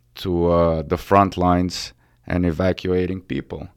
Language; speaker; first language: English; early bilingual, other home language; Ukrainian